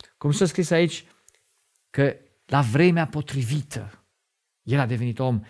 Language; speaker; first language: Romanian; non-native, fluent; German